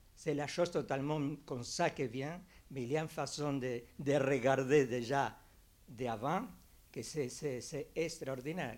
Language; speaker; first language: French; non-native, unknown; Spanish